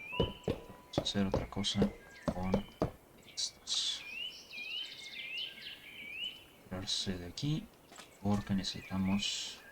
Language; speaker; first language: Spanish; early bilingual, heritage; Spanish